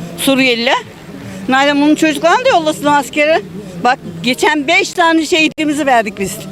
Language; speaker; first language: Turkish; native; Turkish